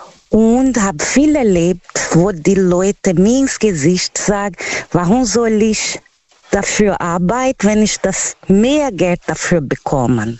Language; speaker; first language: German; non-native, fluent; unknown